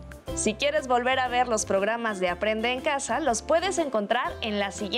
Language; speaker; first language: Spanish; native; Spanish